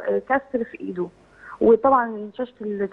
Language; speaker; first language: Arabic; native; Arabic